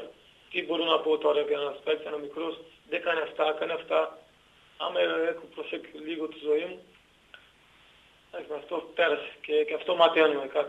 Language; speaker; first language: Greek; non-native, learner; Portuguese